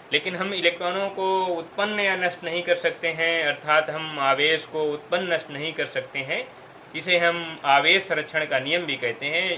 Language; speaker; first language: Hindi; native; Hindi